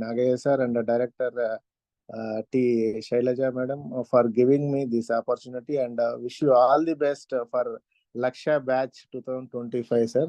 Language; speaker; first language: English; non-native, local second language; Telugu